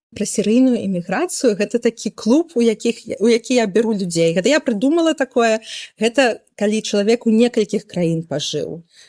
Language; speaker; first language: Belarusian; native; Belarusian